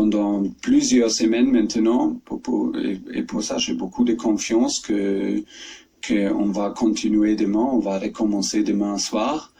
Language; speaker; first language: French; non-native, fluent; German